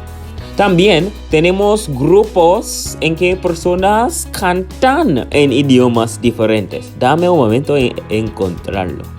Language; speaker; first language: Spanish; non-native, learner; English